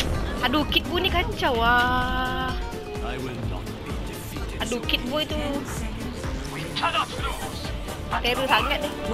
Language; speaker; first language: Malay; native; Malay